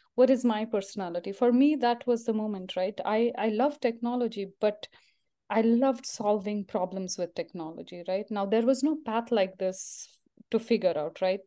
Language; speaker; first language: English; non-native, local second language; Marathi